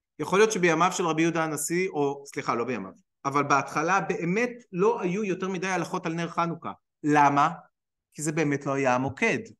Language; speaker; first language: Hebrew; native; Hebrew